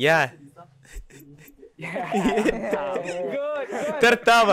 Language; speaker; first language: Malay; non-native, learner; Russian